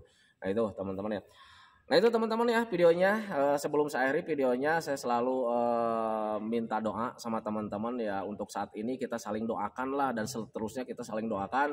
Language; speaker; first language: Indonesian; native; Indonesian